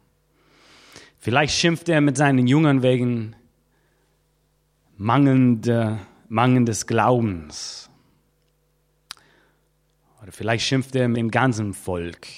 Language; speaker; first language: German; non-native, fluent; English